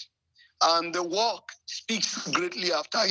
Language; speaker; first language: English; non-native, local second language; Yoruba